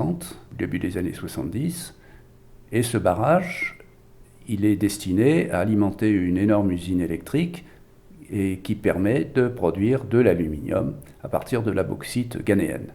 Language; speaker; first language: French; native; French